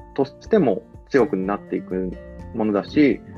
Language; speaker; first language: Japanese; early bilingual, other home language; Italian